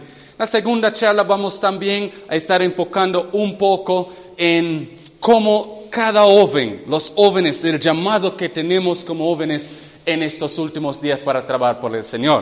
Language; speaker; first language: Spanish; non-native, fluent; English